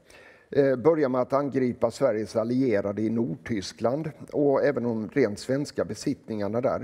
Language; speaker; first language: Swedish; native; Swedish